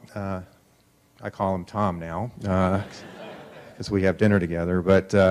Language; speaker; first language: English; native; English